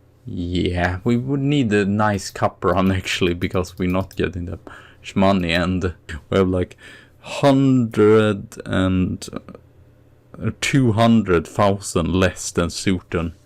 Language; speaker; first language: English; non-native, fluent; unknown